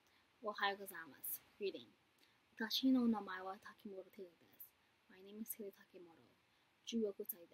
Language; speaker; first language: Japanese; non-native, learner; English